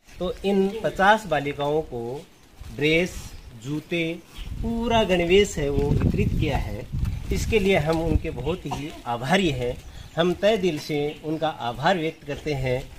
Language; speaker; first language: Hindi; native; Hindi